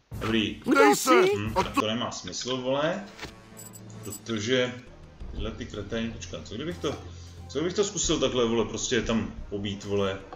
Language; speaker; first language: Czech; native; Czech